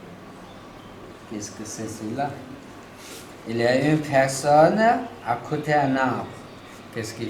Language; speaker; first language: French; non-native, learner; Chinese